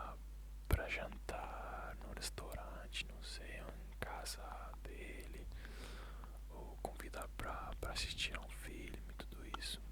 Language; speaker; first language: Portuguese; non-native, fluent; Italian